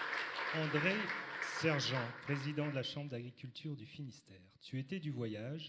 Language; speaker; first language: French; native; French